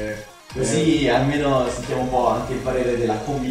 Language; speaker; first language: Italian; native; Italian